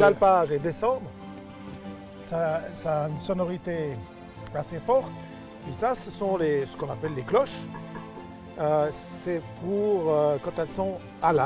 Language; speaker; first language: French; native; French